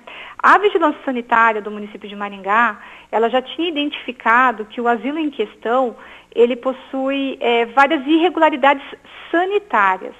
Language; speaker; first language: Portuguese; native; Portuguese